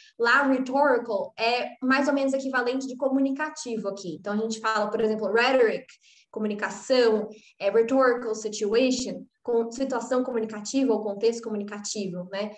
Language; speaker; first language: Portuguese; native; Portuguese